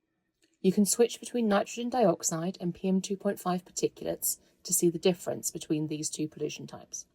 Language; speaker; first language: English; native; English